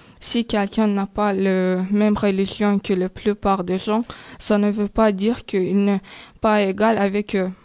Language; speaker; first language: French; non-native, learner; Azerbaijani